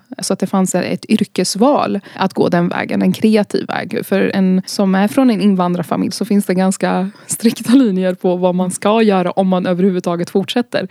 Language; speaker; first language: Swedish; early bilingual, other home language; Arabic